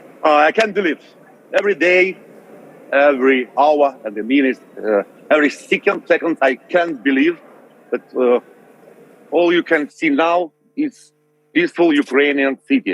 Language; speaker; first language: English; non-native, learner; Russian